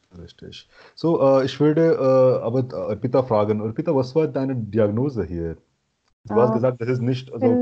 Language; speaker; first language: German; non-native, fluent; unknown